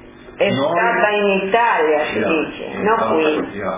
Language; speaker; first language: Italian; non-native, local second language; Slovenian